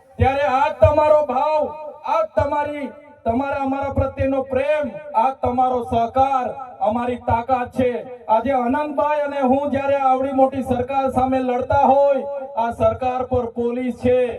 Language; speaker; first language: Gujarati; non-native, local second language; Vasavi